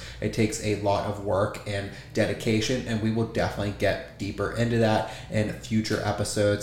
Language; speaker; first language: English; native; English